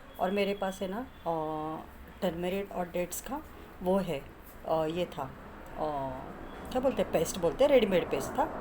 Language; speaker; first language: Hindi; non-native, local second language; Marathi